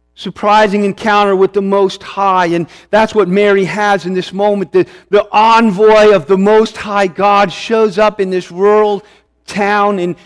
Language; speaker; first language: English; early bilingual, other home language; Swedish